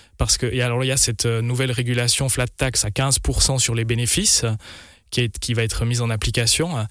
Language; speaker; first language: French; native; French